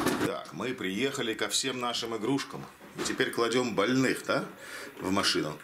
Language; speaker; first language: Russian; native; Russian